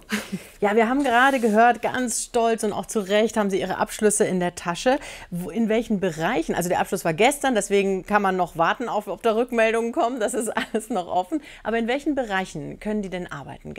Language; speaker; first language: German; native; German